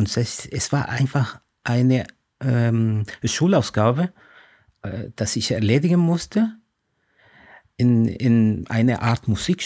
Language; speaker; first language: German; non-native, fluent; Spanish